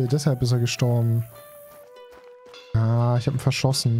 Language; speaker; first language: German; native; German